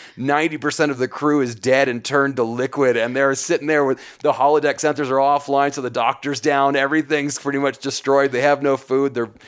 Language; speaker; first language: English; native; English